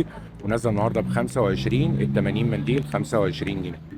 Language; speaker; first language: Arabic; native; Arabic